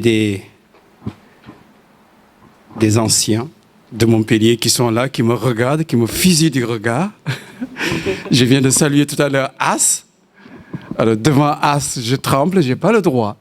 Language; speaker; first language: French; non-native, local second language; Wolof